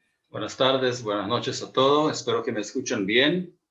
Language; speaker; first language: Spanish; non-native, fluent; Hebrew